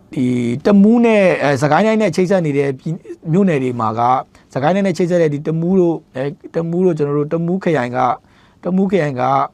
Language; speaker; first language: Burmese; native; Burmese